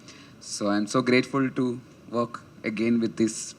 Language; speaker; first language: Tamil; non-native, learner; Malayalam